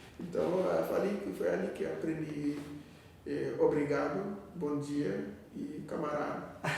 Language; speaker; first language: Portuguese; non-native, fluent; Wolof